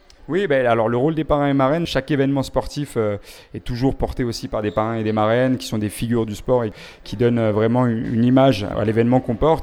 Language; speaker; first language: French; native; French